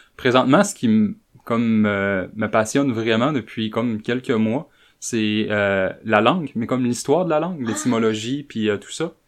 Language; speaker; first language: French; native; French